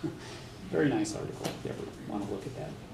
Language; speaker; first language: English; native; English